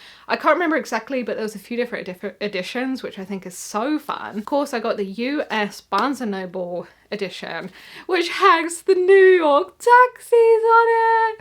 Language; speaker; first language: English; native; English